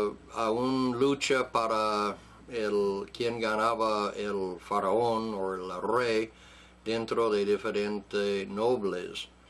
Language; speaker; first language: Spanish; non-native, fluent; English